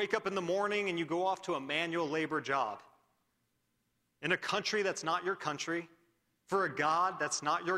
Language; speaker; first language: English; native; English